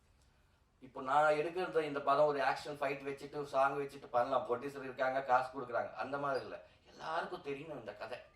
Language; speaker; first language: Tamil; non-native, learner; Telugu